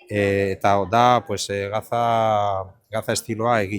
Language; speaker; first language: Basque; non-native, learner; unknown